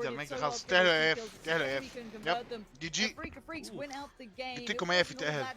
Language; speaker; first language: Arabic; native; Arabic